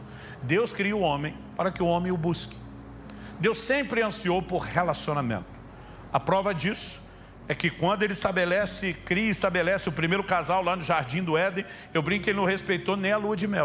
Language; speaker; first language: Portuguese; native; Portuguese